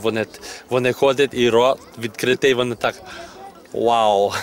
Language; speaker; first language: Ukrainian; early bilingual, heritage; Ukrainian